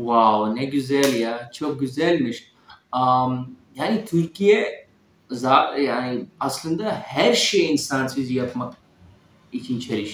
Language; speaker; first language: Turkish; non-native, fluent; Urdu